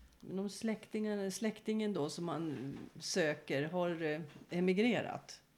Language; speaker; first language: Swedish; native; Swedish